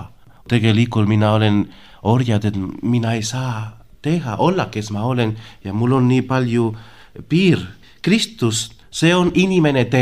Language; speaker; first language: Estonian; non-native, learner; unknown